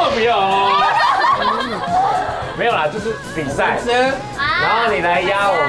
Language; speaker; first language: Chinese; native; Chinese